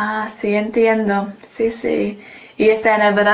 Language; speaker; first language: Spanish; non-native, learner; English